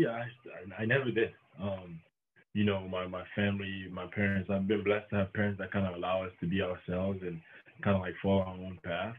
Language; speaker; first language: English; non-native, local second language; French